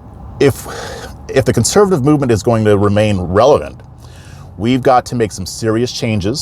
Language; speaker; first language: English; native; English